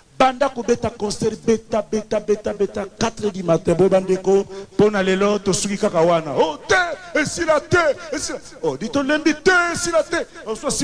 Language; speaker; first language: Lingala; native; Lingala